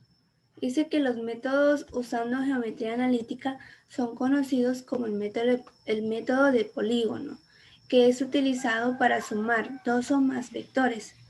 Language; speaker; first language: Spanish; native; Spanish